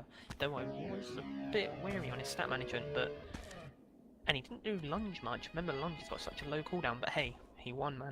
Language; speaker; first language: English; native; English